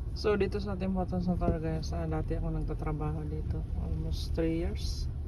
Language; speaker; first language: Filipino; native; Filipino